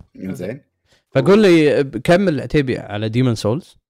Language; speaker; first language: Arabic; native; Arabic